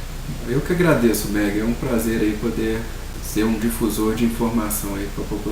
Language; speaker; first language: Portuguese; native; Portuguese